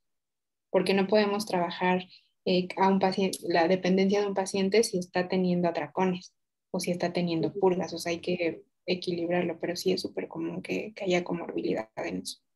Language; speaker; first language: Spanish; native; Spanish